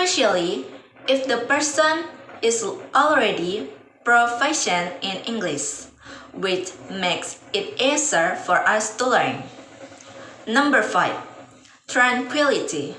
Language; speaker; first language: English; non-native, learner; Indonesian